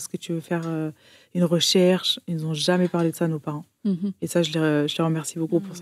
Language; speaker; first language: French; early bilingual, other home language; Portuguese